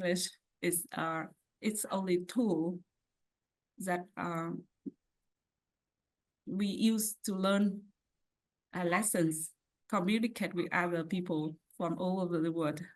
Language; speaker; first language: English; non-native, learner; Vietnamese